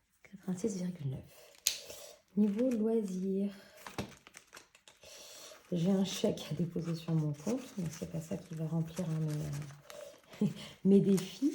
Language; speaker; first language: French; native; French